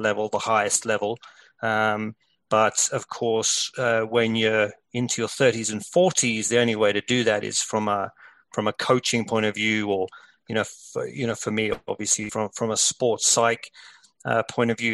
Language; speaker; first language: English; native; English